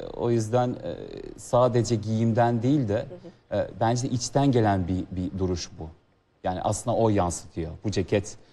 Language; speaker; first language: Turkish; non-native, fluent; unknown